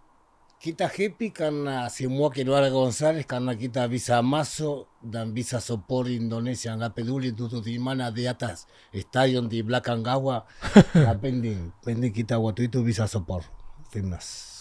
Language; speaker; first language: Indonesian; non-native, learner; Spanish